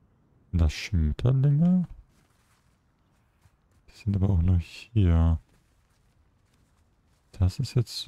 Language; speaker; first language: German; native; German